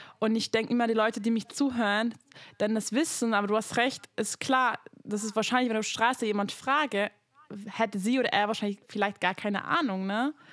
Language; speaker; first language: German; non-native, fluent; Hungarian